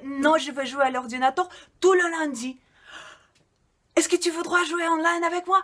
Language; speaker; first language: French; non-native, fluent; Russian